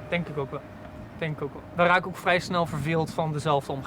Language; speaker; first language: Dutch; native; Dutch